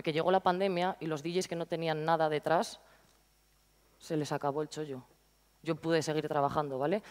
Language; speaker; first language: Spanish; native; Spanish